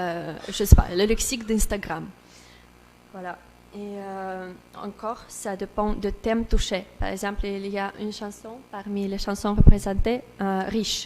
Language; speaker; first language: French; non-native, learner; Russian